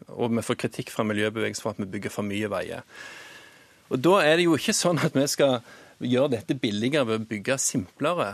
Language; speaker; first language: Norwegian; native; Norwegian